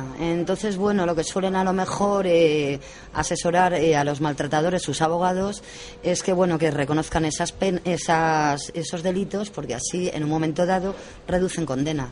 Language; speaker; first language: Spanish; native; Spanish